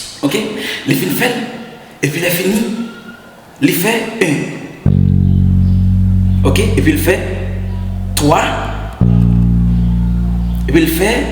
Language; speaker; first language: French; non-native, learner; Haitian Creole